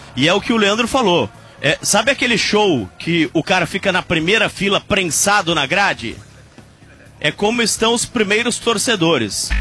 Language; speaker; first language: Portuguese; native; Portuguese